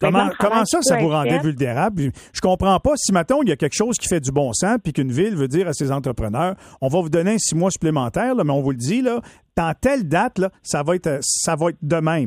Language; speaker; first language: French; native; French